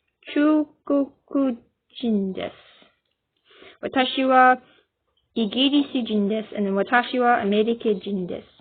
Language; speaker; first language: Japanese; non-native, learner; English